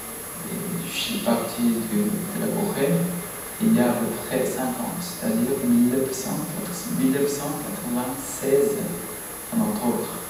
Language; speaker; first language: French; non-native, fluent; Korean